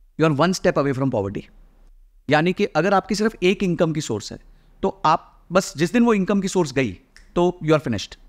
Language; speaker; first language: Hindi; native; Hindi